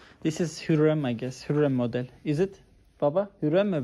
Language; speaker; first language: English; non-native, fluent; Turkish